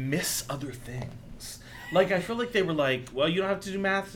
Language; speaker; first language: English; native; English